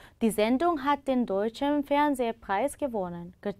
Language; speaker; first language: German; non-native, fluent; Korean